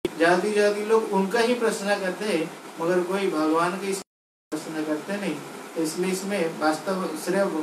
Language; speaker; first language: Hindi; non-native, local second language; Odia